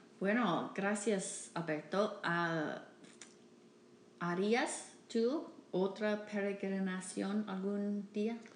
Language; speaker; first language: Spanish; non-native, learner; English